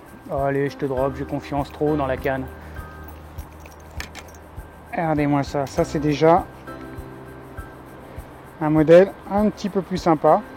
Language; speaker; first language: French; native; French